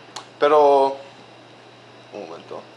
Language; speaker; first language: Spanish; non-native, learner; English